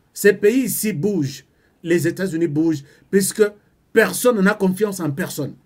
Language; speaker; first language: French; non-native, local second language; Lingala